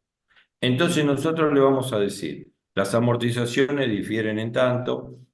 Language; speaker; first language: Spanish; native; Spanish